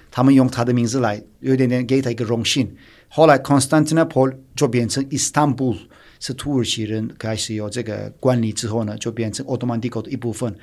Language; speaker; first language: Chinese; non-native, fluent; Turkish